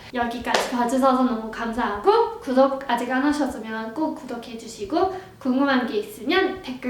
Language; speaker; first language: Korean; non-native, fluent; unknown